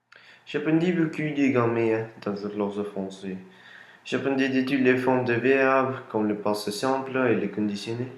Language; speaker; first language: French; non-native, learner; Spanish